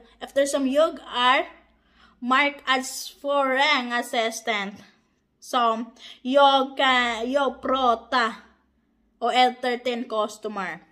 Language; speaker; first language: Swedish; non-native, learner; Filipino